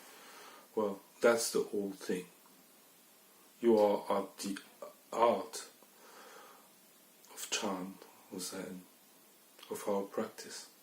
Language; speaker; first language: English; non-native, fluent; French